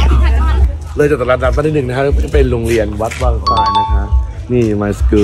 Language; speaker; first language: Thai; native; Thai